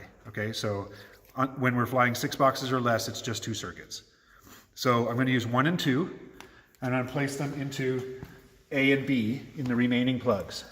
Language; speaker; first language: English; native; English